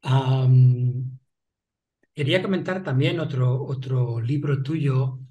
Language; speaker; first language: Spanish; non-native, local second language; Catalan